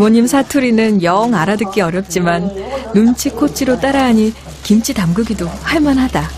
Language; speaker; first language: Korean; native; Korean